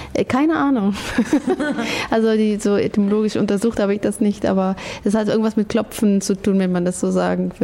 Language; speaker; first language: German; non-native, fluent; Afrikaans